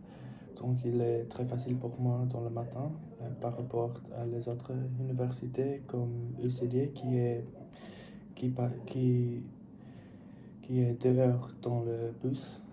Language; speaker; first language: French; non-native, learner; English